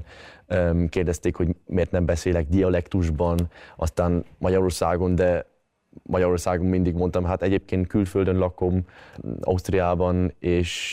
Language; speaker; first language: Hungarian; early bilingual, heritage; Hungarian